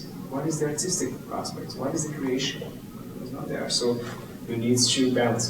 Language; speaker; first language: English; non-native, fluent; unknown